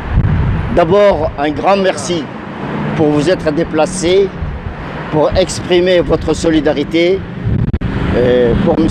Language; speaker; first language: French; non-native, local second language; Afar